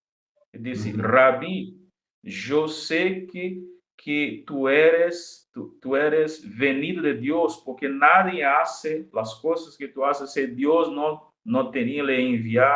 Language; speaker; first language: Spanish; non-native, fluent; Portuguese